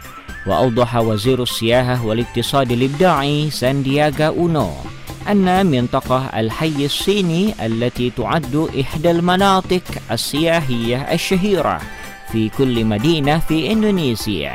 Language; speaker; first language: Arabic; non-native, fluent; Indonesian